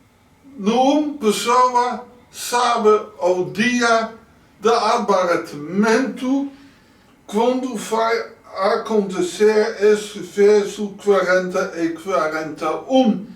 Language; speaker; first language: Portuguese; non-native, learner; Dutch